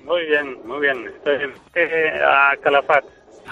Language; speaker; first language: Spanish; non-native, fluent; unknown